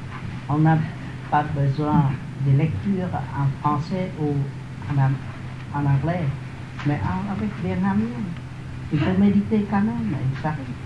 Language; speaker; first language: French; non-native, learner; Vietnamese